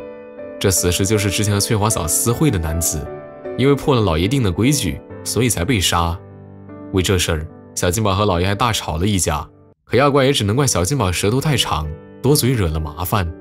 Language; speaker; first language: Chinese; native; Chinese